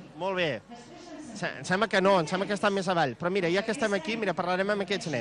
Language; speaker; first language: Catalan; native; Catalan